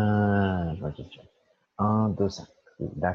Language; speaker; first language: French; non-native, fluent; Portuguese